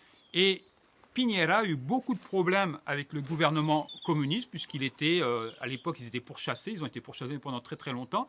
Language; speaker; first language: French; native; French